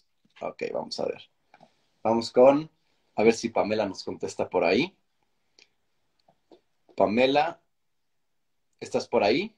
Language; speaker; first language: Spanish; native; Spanish